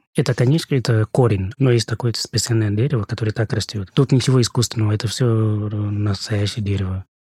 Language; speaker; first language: Russian; non-native, fluent; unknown